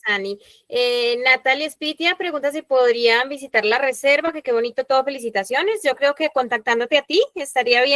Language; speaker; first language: Spanish; native; Spanish